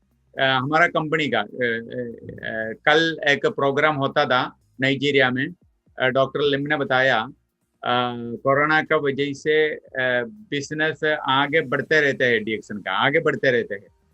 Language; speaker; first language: Hindi; non-native, local second language; Malayalam